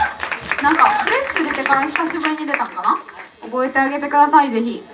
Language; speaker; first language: Japanese; native; Japanese